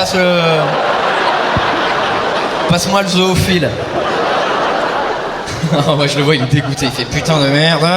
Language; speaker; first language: French; native; French